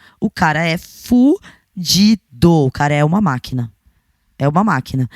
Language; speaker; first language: Portuguese; native; Portuguese